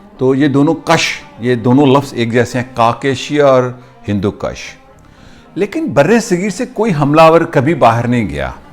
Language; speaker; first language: Hindi; non-native, local second language; Punjabi